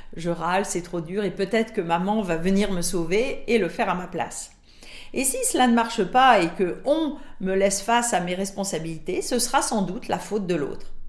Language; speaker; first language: French; native; French